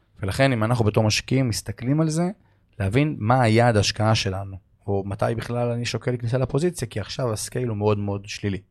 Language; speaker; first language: Hebrew; native; Hebrew